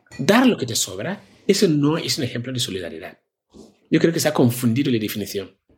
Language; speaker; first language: Spanish; non-native, fluent; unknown